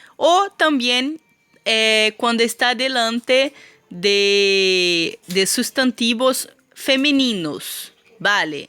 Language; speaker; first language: Spanish; non-native, fluent; Portuguese